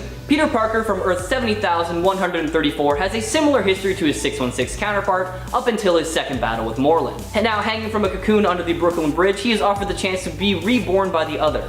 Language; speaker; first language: English; native; English